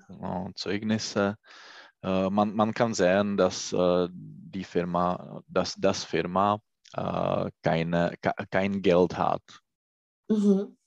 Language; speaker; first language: German; non-native, learner; Czech